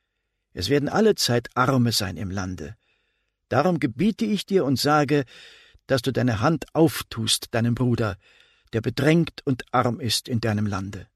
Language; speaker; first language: German; native; German